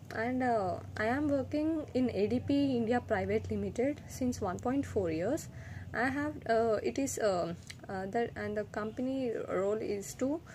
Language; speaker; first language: English; non-native, local second language; Telugu